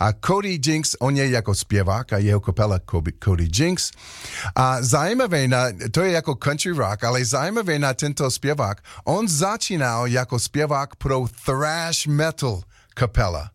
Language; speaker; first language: Czech; non-native, learner; English